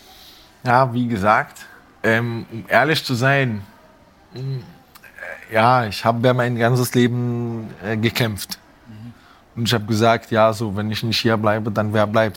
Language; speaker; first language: German; non-native, fluent; Arabic